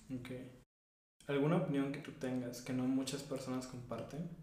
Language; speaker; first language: Spanish; native; Spanish